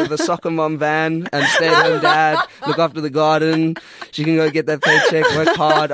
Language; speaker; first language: English; native; English